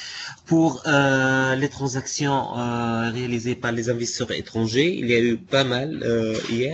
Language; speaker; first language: French; non-native, local second language; Arabic